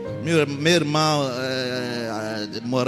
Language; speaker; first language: Portuguese; non-native, learner; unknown